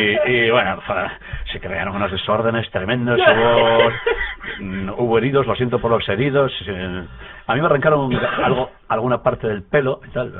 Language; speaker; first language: Spanish; native; Spanish